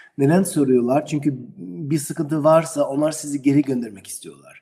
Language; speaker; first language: Turkish; non-native, learner; German